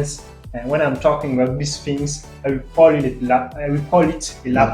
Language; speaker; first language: English; non-native, fluent; French